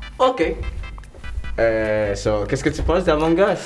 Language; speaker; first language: French; non-native, local second language; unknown